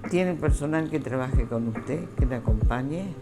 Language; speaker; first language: Spanish; native; Spanish